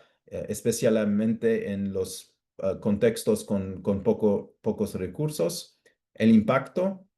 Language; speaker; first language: Spanish; non-native, fluent; English